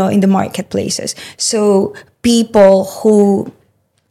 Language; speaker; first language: English; non-native, local second language; Filipino